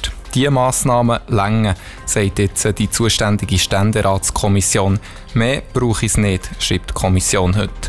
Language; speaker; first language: German; native; German